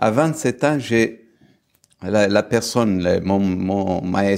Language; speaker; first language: French; non-native, fluent; Italian